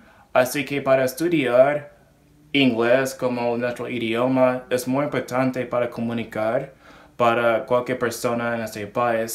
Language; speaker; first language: Spanish; non-native, learner; English